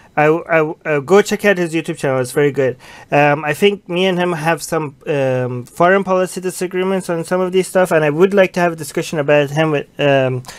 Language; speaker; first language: English; native; English